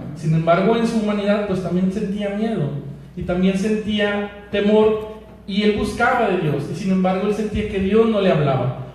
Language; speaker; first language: Spanish; native; Spanish